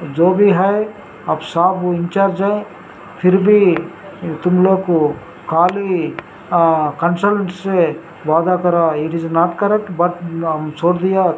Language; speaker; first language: Hindi; non-native, local second language; Telugu